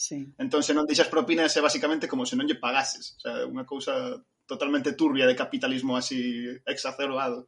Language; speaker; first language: Galician; non-native, local second language; Spanish